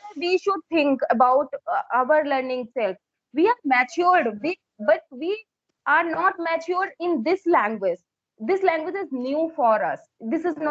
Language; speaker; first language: English; non-native, local second language; Hindi